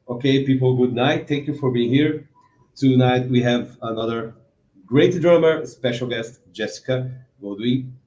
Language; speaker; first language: English; non-native, learner; Portuguese